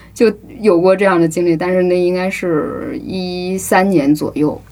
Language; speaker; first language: Chinese; native; Chinese